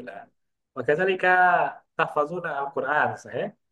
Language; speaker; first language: Arabic; non-native, fluent; Indonesian